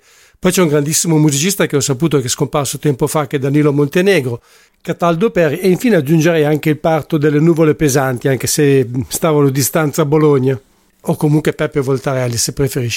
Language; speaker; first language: Italian; native; Italian